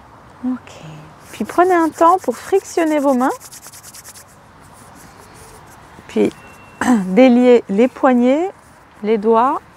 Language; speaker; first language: French; native; French